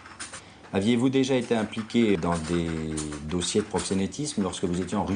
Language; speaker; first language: French; native; French